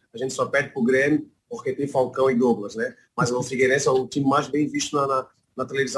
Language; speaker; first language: Portuguese; native; Portuguese